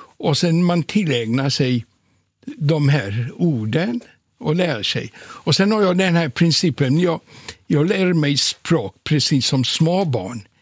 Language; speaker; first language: Swedish; non-native, fluent; Polish